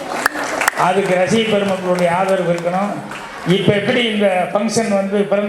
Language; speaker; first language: Tamil; native; Tamil